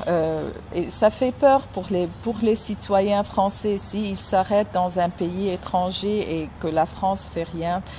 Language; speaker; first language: French; non-native, fluent; Arabic